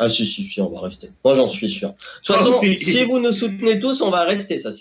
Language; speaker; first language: French; native; French